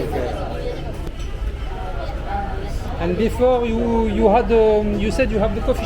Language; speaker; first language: English; non-native, learner; French